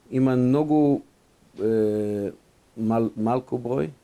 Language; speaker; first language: Bulgarian; non-native, fluent; Hebrew